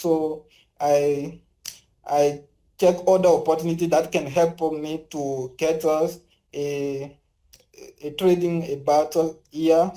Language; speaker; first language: English; non-native, learner; French